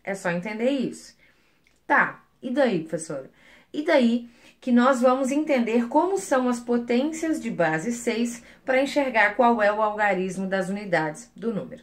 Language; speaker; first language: Portuguese; native; Portuguese